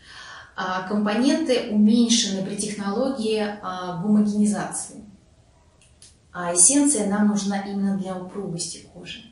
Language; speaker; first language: Russian; native; Russian